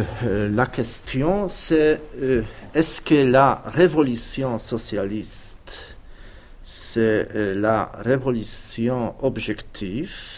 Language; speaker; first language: French; non-native, fluent; Polish